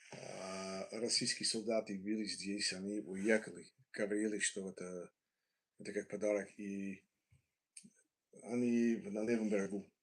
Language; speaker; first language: Russian; non-native, learner; English